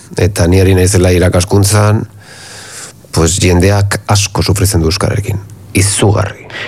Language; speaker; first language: Basque; non-native, local second language; Spanish